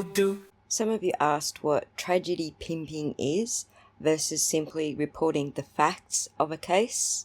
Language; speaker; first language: English; native; English